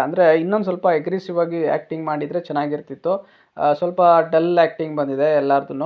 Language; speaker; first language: Kannada; native; Kannada